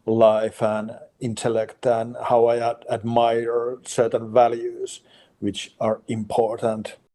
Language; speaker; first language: English; non-native, fluent; Finnish